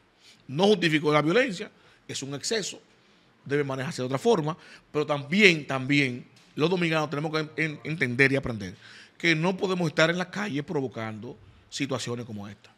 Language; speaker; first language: Spanish; native; Spanish